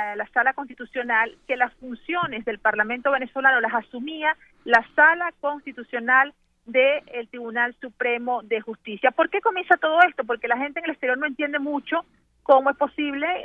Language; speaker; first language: Spanish; native; Spanish